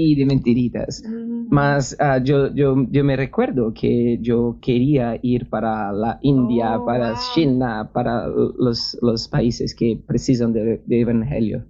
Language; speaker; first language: Spanish; non-native, learner; Portuguese